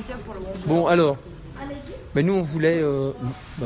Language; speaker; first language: French; native; French